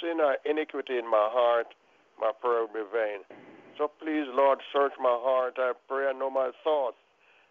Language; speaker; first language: English; non-native, local second language; Jamaican Creole English